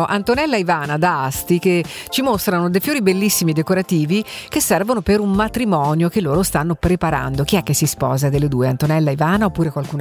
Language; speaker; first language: Italian; native; Italian